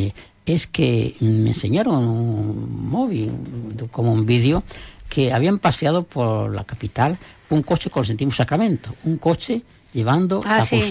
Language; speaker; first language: Spanish; native; Spanish